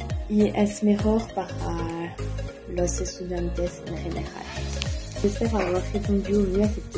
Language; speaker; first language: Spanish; non-native, learner; French